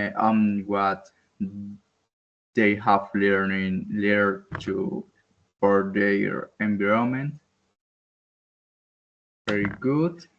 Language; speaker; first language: English; non-native, learner; Spanish